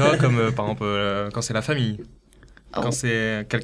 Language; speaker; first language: French; native; French